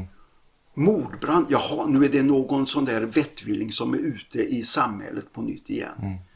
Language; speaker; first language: Swedish; native; Swedish